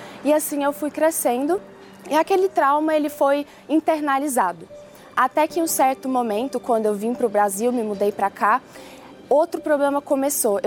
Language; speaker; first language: Portuguese; early bilingual, other home language; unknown